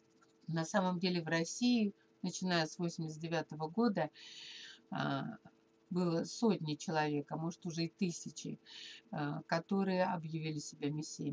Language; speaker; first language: Russian; native; Russian